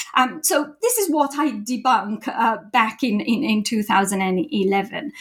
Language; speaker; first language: English; non-native, fluent; Italian